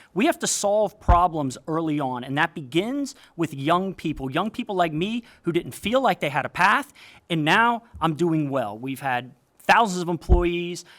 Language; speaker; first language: English; native; English